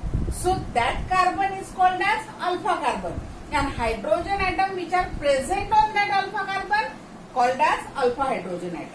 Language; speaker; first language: English; non-native, local second language; Marathi